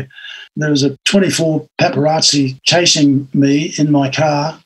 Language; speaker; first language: English; native; English